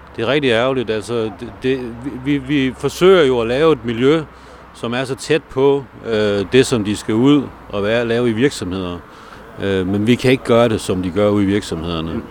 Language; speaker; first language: Danish; native; Danish